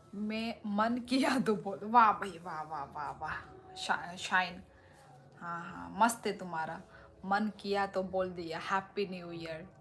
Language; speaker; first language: Hindi; non-native, local second language; Kok Borok